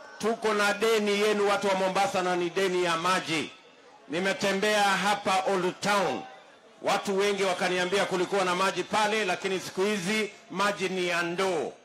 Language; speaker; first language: Swahili; non-native, local second language; Kalenjin